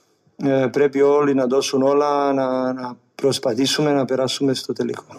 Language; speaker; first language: Greek; non-native, learner; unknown